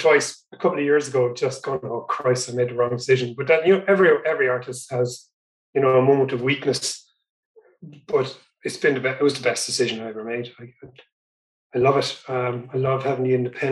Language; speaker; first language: English; native; English